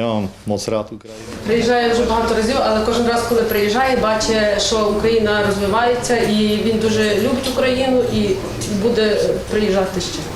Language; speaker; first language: Ukrainian; native; Ukrainian